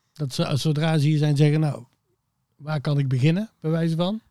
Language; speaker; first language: Dutch; native; Dutch